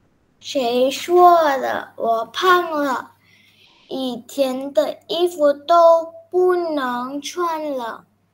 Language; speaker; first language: Chinese; non-native, learner; Indonesian